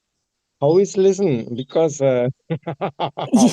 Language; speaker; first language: English; non-native, learner; Sinhala